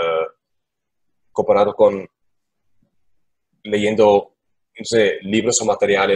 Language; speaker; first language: Spanish; non-native, learner; German